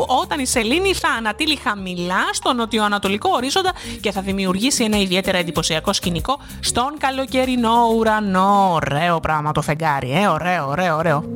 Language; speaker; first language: Greek; native; Greek